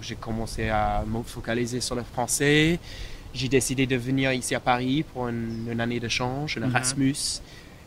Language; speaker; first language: French; non-native, fluent; English